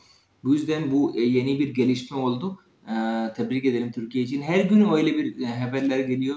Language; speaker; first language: Turkish; non-native, fluent; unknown